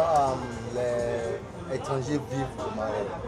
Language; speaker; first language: French; non-native, learner; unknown